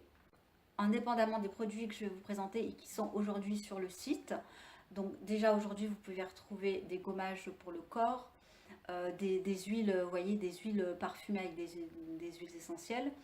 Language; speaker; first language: French; native; French